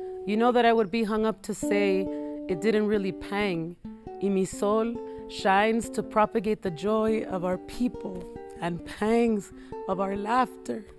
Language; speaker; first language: English; early bilingual, other home language; Spanish